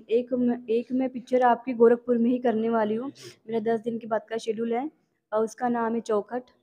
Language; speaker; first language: Hindi; non-native, local second language; Marathi